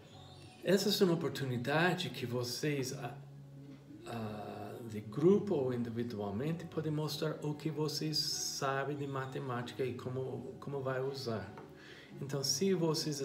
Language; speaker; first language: Portuguese; non-native, fluent; English